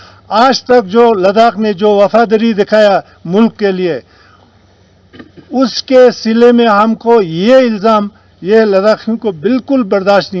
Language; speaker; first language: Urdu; non-native, local second language; Ladakhi